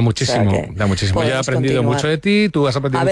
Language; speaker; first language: Spanish; native; Spanish